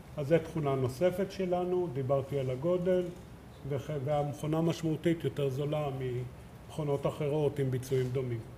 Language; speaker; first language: Hebrew; native; Hebrew